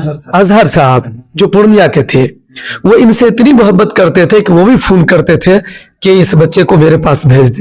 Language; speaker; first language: Urdu; native; Urdu